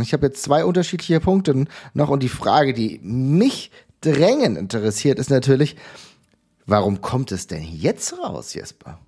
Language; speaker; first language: German; native; German